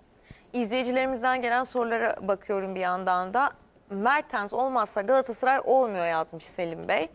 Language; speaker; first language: Turkish; native; Turkish